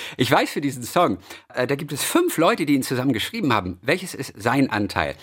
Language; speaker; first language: German; native; German